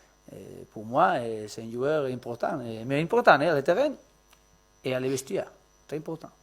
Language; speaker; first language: French; non-native, learner; Spanish